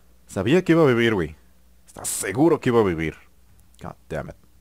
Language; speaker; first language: Spanish; native; Spanish